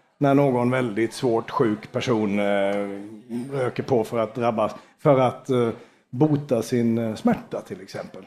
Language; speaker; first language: Swedish; native; Swedish